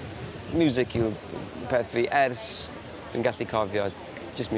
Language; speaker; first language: Welsh; native; Welsh